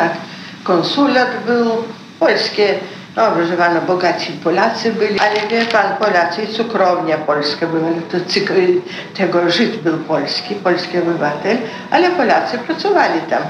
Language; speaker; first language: Polish; early bilingual, heritage; Polish